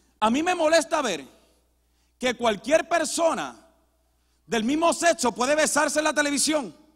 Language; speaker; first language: Spanish; early bilingual, heritage; Spanish